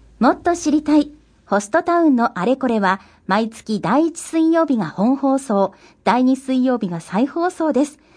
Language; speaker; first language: Japanese; native; Japanese